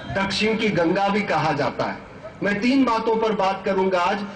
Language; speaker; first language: Hindi; non-native, local second language; Marathi